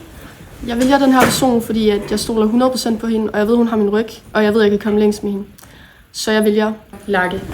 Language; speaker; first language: Danish; native; Danish